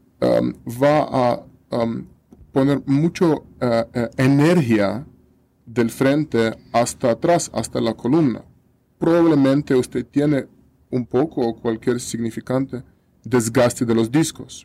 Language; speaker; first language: Spanish; non-native, learner; Russian